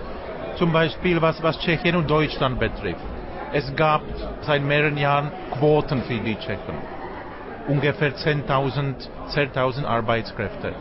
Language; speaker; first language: German; non-native, fluent; Czech